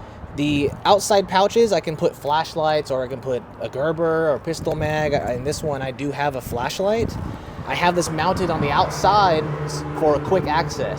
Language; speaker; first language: English; native; English